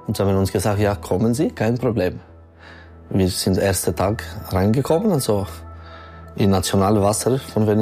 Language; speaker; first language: German; non-native, local second language; French